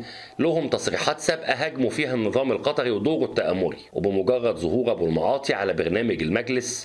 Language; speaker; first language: Arabic; native; Arabic